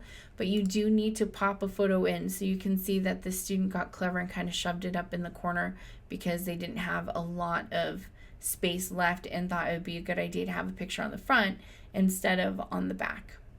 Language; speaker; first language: English; native; English